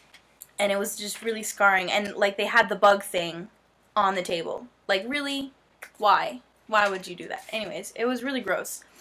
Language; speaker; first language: English; native; English